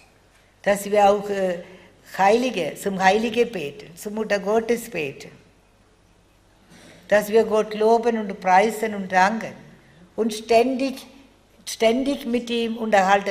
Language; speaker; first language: German; non-native, fluent; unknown